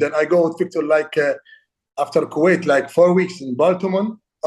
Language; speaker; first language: English; non-native, learner; Arabic